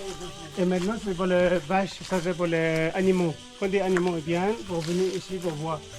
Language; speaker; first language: French; non-native, learner; Nepali